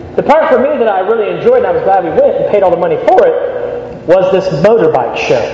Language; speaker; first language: English; native; English